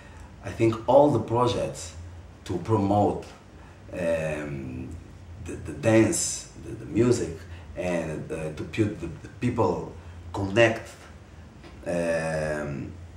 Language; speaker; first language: English; non-native, fluent; Portuguese